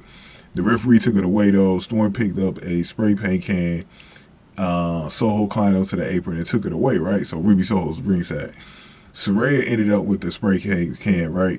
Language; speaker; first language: English; native; English